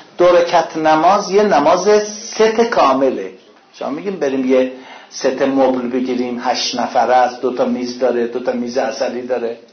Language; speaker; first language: Persian; non-native, local second language; Azerbaijani